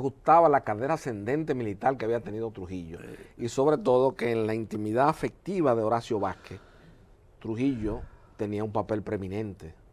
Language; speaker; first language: Spanish; native; Spanish